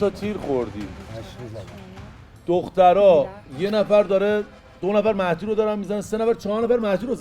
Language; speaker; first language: Persian; native; Persian